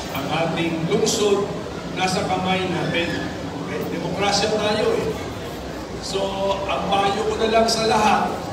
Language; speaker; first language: Filipino; native; Filipino